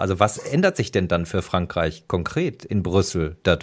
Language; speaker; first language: German; native; German